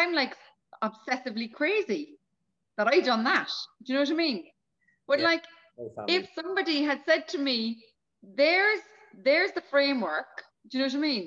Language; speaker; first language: English; native; English